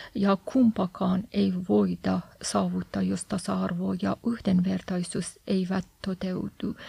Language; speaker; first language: Finnish; non-native, fluent; Persian